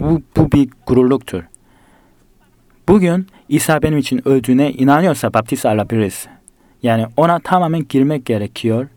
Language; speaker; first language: Turkish; non-native, fluent; Korean